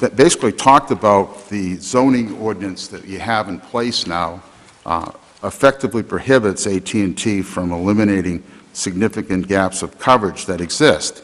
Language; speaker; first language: English; native; English